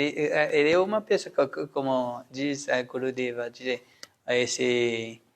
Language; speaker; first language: Portuguese; non-native, learner; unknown